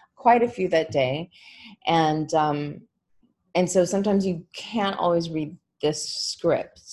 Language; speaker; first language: English; native; English